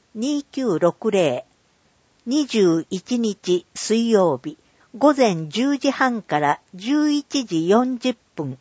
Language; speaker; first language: Japanese; native; Japanese